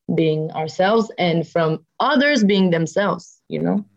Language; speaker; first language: English; non-native, fluent; French